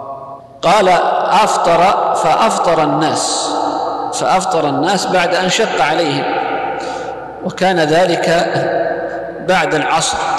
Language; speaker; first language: Arabic; native; Arabic